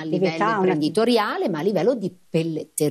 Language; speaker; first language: Italian; native; Italian